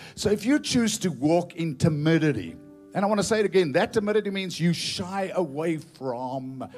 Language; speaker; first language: English; non-native, local second language; Afrikaans